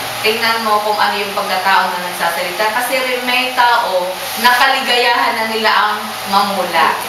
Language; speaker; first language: Filipino; native; Filipino